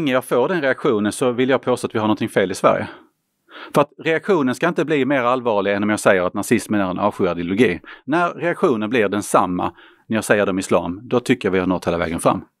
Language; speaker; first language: Swedish; native; Swedish